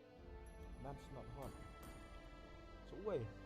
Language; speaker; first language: English; non-native, local second language; Khasi